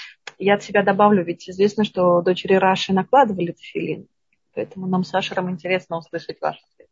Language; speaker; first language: Russian; native; Russian